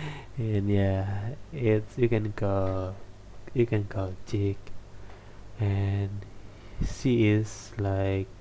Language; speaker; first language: English; non-native, learner; Indonesian